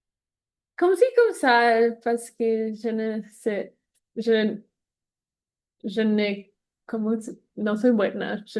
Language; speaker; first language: French; non-native, learner; Spanish